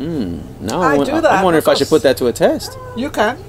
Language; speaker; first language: English; native; English